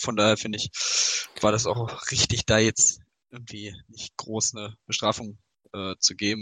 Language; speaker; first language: German; native; German